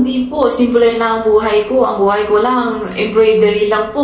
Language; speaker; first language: Filipino; non-native, learner; Chinese